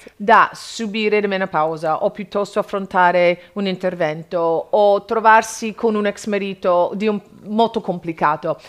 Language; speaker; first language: Italian; non-native, fluent; English